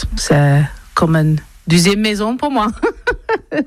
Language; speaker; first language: French; non-native, learner; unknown